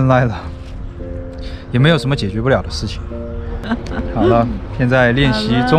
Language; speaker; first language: Chinese; native; Chinese